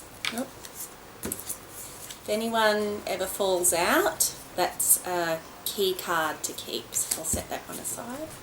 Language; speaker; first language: English; native; English